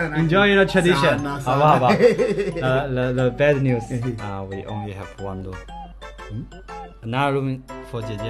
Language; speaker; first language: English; non-native, learner; Chinese